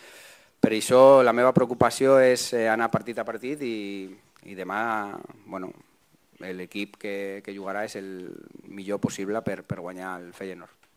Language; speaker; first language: Catalan; non-native, learner; Spanish